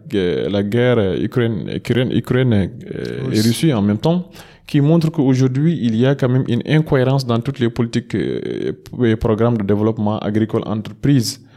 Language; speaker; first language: French; non-native, local second language; Fula